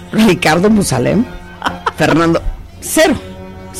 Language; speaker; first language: Spanish; native; Spanish